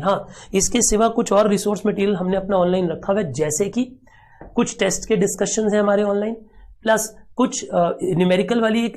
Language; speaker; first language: Hindi; native; Hindi